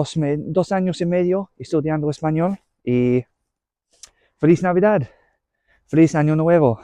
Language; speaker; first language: Spanish; non-native, learner; English